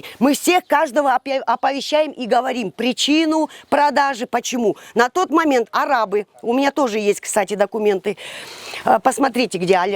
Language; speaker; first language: Russian; native; Russian